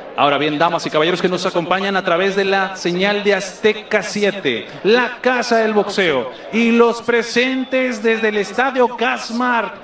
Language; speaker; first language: Spanish; native; Spanish